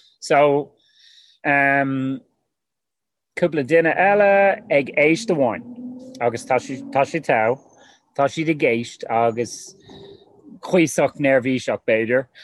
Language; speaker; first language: Irish; non-native, local second language; English